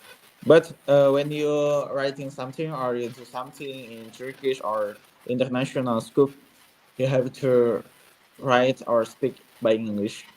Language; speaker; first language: English; non-native, learner; Indonesian